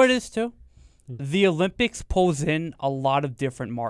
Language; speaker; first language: English; native; English